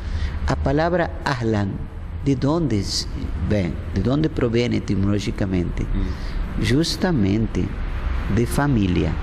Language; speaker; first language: Portuguese; non-native, fluent; Spanish